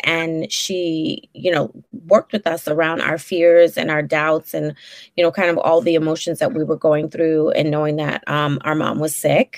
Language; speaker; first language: English; native; English